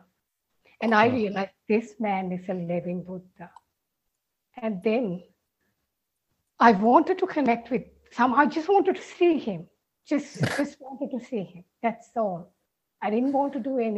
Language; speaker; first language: English; non-native, local second language; Sinhala